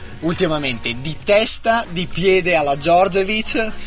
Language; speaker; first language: Italian; native; Italian